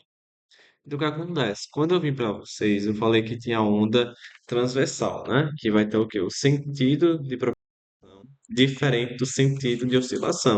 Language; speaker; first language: Portuguese; native; Portuguese